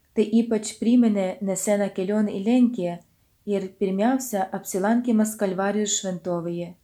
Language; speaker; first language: Lithuanian; non-native, fluent; Ukrainian